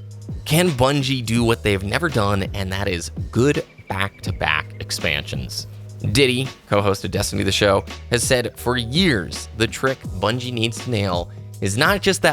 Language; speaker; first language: English; native; English